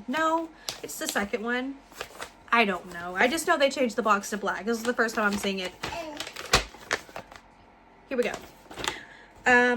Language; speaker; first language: English; native; English